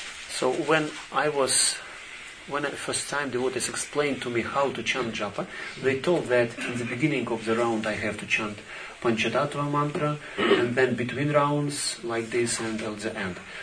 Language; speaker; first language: English; non-native, fluent; Russian